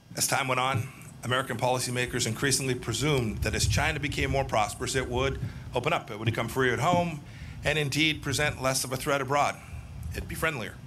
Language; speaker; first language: English; native; English